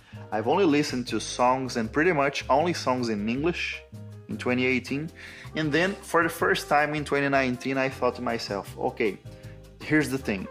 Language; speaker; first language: English; non-native, fluent; Portuguese